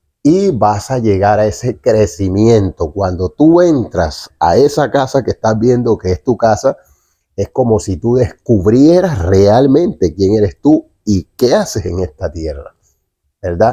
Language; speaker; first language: Spanish; native; Spanish